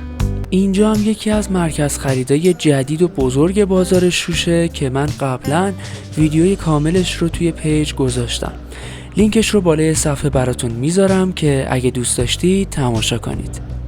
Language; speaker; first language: Persian; native; Persian